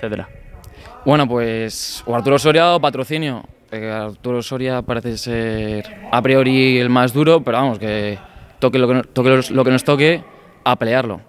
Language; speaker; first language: Spanish; native; Spanish